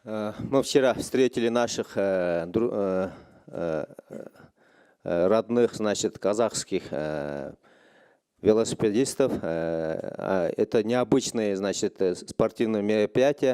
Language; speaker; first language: Russian; non-native, local second language; Kyrgyz